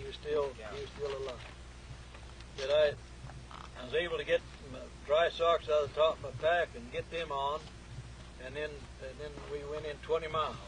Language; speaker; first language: English; native; English